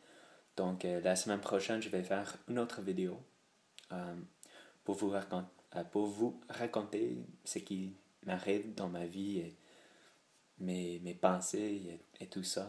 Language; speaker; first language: French; non-native, learner; English